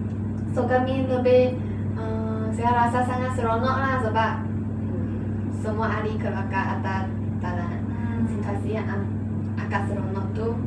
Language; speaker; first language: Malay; non-native, local second language; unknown